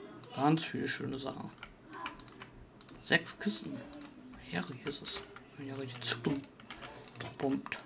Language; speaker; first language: German; native; German